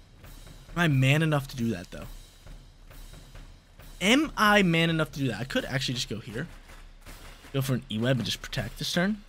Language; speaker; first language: English; native; English